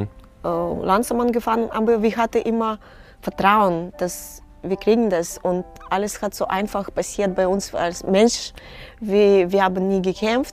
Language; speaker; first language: German; non-native, fluent; Russian